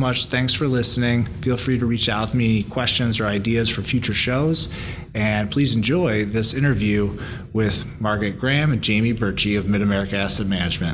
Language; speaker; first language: English; native; English